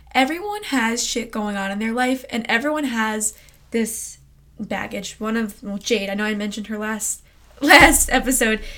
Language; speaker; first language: English; native; English